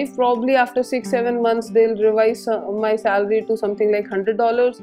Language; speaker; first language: English; non-native, local second language; Hindi